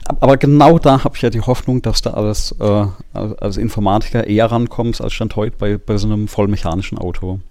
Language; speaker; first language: German; native; German